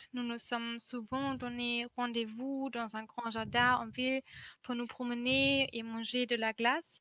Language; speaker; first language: French; non-native, fluent; German